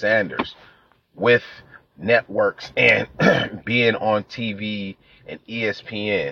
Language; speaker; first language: English; native; English